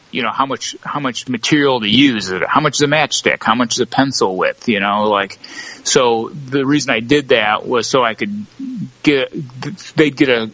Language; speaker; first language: English; native; English